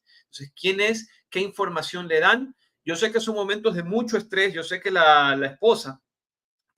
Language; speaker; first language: Spanish; native; Spanish